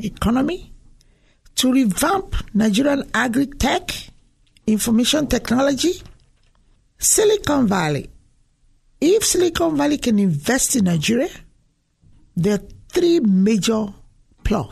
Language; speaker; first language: English; non-native, local second language; Yoruba